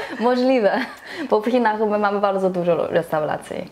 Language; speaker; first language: Polish; non-native, learner; Chinese